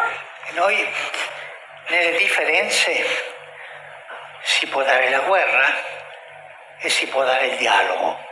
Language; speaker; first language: Italian; non-native, fluent; Spanish